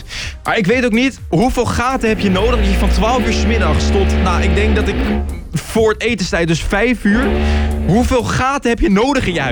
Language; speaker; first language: Dutch; native; Dutch